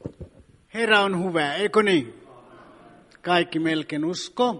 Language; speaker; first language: Finnish; non-native, fluent; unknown